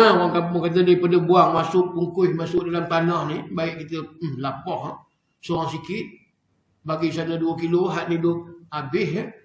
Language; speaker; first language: Malay; native; Malay